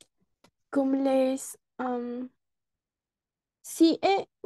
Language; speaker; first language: French; non-native, learner; Spanish